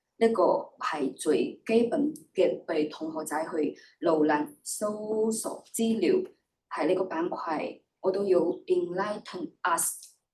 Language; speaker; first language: Cantonese; non-native, fluent; Chinese